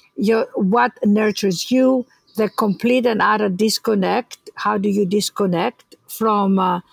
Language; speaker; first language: English; non-native, fluent; Greek